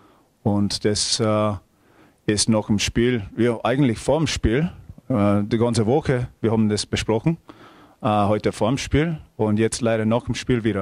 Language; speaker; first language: German; non-native, fluent; English